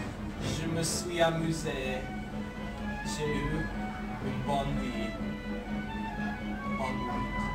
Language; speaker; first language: French; non-native, learner; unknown